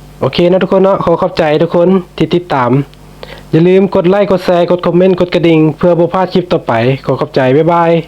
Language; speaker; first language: Thai; non-native, local second language; Lao